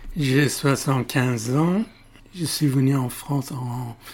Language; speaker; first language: French; non-native, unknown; Persian